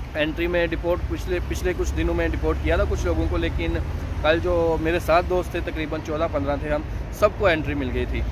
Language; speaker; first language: Urdu; non-native, local second language; Punjabi